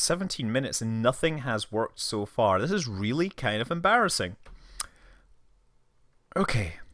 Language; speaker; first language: English; native; English